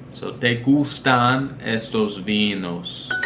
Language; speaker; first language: Spanish; non-native, learner; English